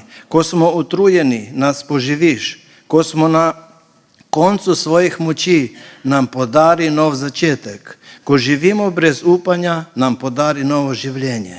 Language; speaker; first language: Slovenian; native; Slovenian